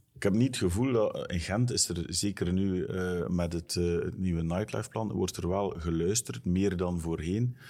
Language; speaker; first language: Dutch; native; Dutch